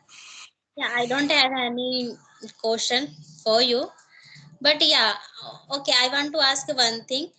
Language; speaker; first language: English; non-native, learner; Hindi